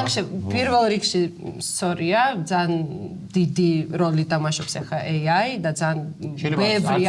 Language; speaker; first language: Georgian; non-native, fluent; Russian